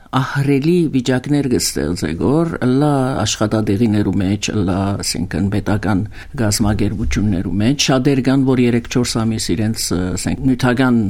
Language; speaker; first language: Armenian; early bilingual, heritage; Armenian